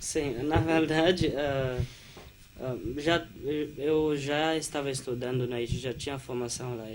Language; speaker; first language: Portuguese; non-native, fluent; Haitian Creole